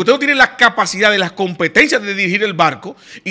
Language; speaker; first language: Spanish; native; Spanish